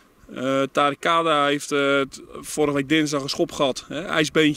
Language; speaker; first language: Dutch; native; Dutch